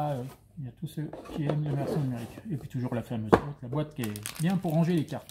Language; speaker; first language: French; native; French